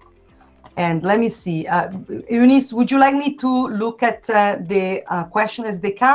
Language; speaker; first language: English; non-native, fluent; Italian